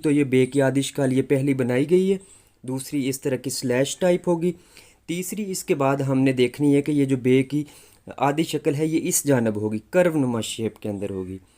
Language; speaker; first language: Urdu; non-native, local second language; Punjabi